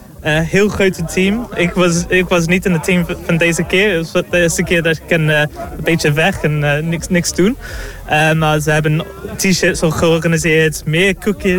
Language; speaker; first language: Dutch; non-native, fluent; English